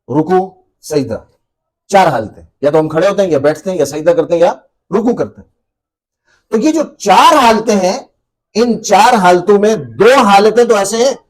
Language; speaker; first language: Urdu; native; Urdu